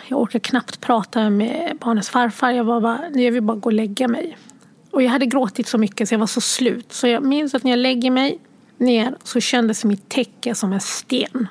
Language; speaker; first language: Swedish; early bilingual, other home language; Arabic